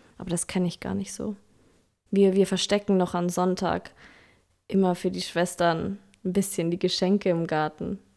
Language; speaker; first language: German; native; German